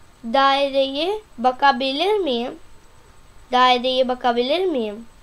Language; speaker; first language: Turkish; non-native, learner; Urdu